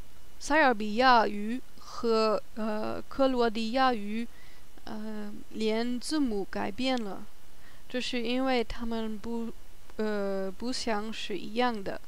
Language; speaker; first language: Chinese; non-native, learner; German